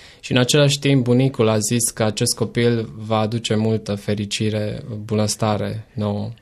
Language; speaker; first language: Romanian; native; Romanian